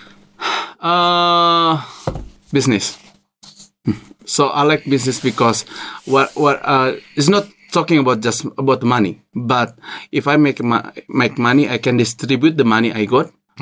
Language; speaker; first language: English; non-native, learner; Indonesian